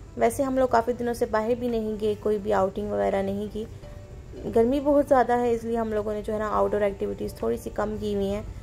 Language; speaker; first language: Urdu; native; Urdu